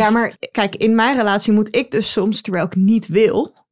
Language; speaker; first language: Dutch; native; Dutch